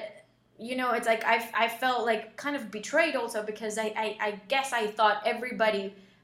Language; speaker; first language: English; non-native, fluent; Spanish